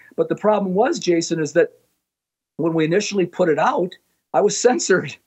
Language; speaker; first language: English; native; English